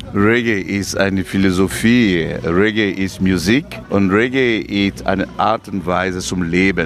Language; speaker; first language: German; non-native, fluent; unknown